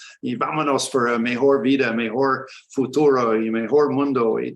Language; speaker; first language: Spanish; non-native, learner; English